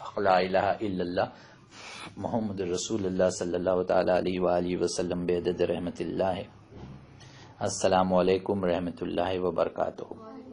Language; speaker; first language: Urdu; native; Urdu